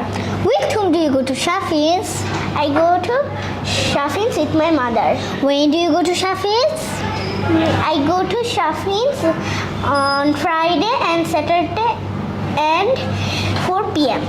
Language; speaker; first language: English; non-native, learner; Bangla